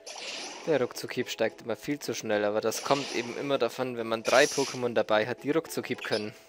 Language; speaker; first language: German; native; German